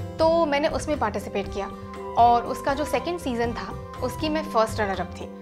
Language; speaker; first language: Hindi; non-native, local second language; Gujarati